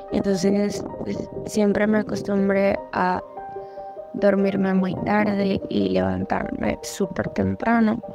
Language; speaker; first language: Spanish; native; Spanish